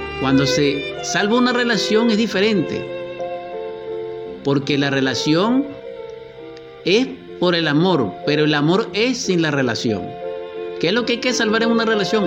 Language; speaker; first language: Spanish; native; Spanish